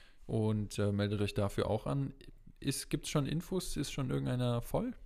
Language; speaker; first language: German; native; German